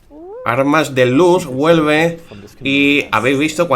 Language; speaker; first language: Spanish; native; Spanish